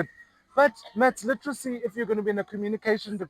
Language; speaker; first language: English; non-native, local second language; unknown